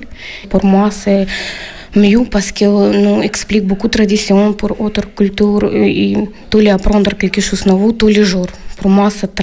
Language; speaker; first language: French; non-native, learner; Ukrainian